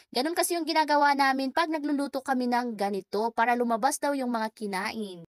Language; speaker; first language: Filipino; native; Filipino